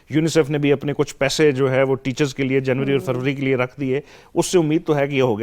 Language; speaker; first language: Urdu; native; Urdu